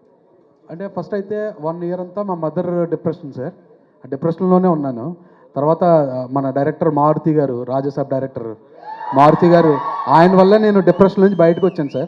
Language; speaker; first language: Telugu; native; Telugu